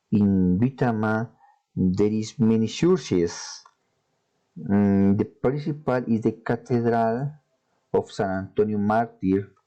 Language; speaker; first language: English; non-native, learner; Spanish